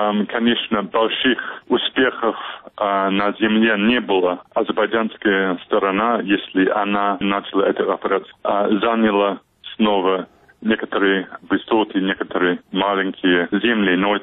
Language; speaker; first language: Russian; non-native, fluent; English